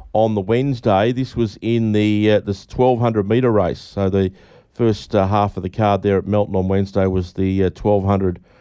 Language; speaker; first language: English; native; English